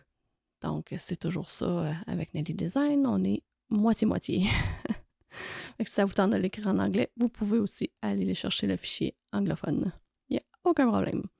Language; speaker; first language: French; native; French